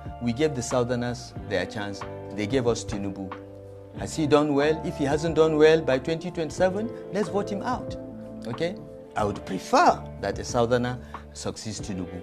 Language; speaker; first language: English; non-native, local second language; Hausa